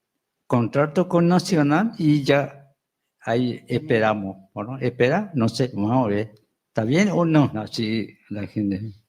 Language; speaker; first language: Spanish; non-native, local second language; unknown